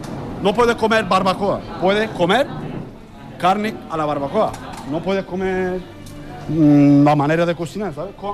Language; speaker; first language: Spanish; non-native, learner; Turkish